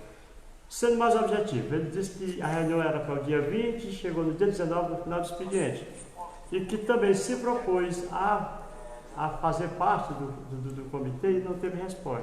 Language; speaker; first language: Portuguese; native; Portuguese